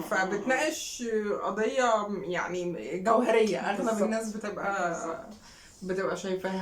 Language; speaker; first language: Arabic; native; Arabic